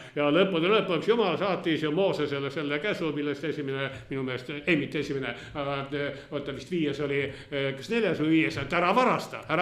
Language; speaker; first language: Estonian; non-native, local second language; Russian